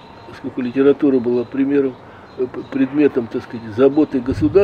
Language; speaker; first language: Russian; native; Russian